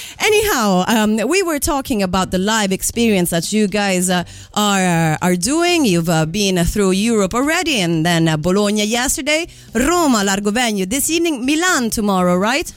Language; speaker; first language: English; non-native, fluent; Italian